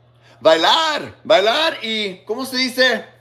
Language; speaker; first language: Spanish; non-native, learner; English